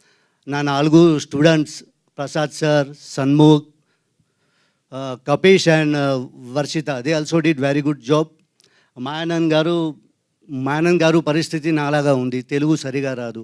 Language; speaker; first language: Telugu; non-native, learner; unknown